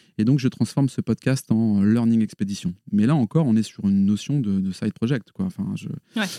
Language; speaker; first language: French; native; French